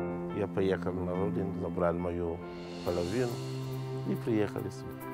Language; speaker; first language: Russian; non-native, fluent; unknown